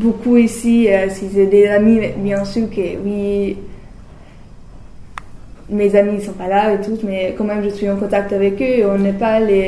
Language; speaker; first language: French; non-native, learner; German